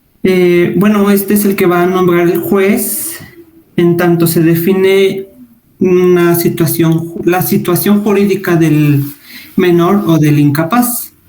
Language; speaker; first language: Spanish; native; Spanish